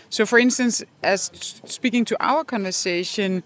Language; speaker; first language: English; non-native, fluent; Danish